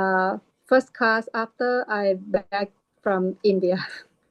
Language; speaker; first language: English; non-native, learner; Thai